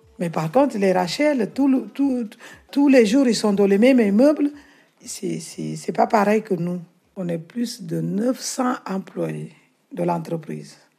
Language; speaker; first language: French; non-native, learner; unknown